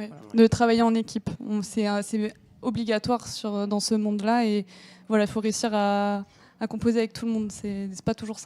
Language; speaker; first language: French; native; French